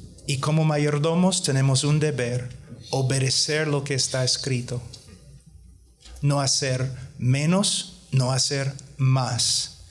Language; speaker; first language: Spanish; non-native, fluent; English